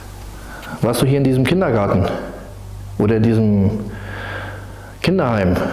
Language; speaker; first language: German; native; German